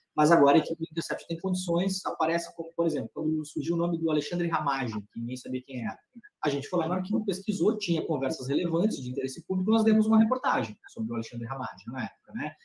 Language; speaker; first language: Portuguese; native; Portuguese